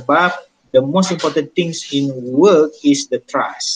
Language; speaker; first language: English; non-native, local second language; Malay